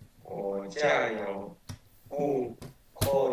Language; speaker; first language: Chinese; non-native, learner; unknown